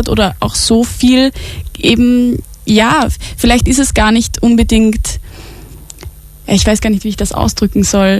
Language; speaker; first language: German; native; German